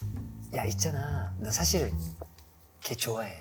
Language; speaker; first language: Korean; native; Korean